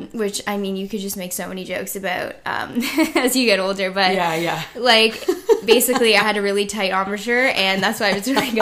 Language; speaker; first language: English; native; English